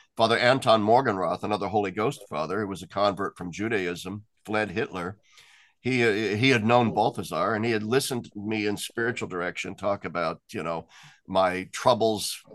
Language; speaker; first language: English; native; English